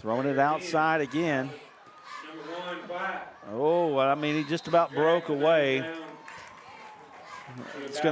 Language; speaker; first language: English; native; English